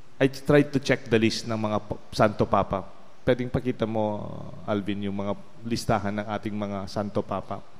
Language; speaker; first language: Filipino; non-native, local second language; Pampanga